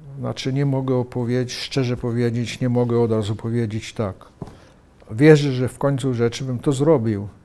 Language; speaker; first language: Polish; native; Polish